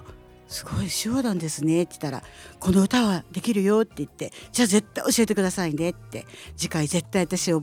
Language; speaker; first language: Japanese; native; Japanese